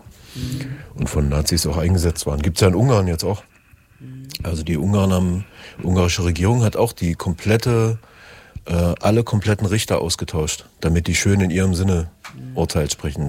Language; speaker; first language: German; native; German